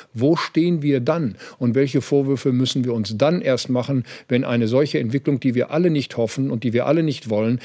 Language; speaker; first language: German; native; German